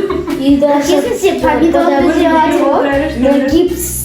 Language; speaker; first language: Russian; non-native, local second language; Kazakh